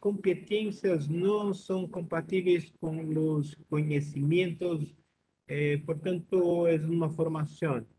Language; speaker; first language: Spanish; non-native, learner; Portuguese